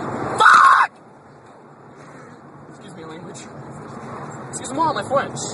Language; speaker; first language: English; native; English